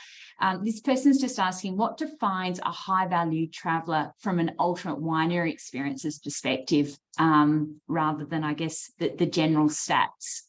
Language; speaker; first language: English; native; English